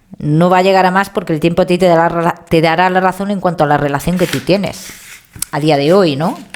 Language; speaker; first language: Spanish; native; Spanish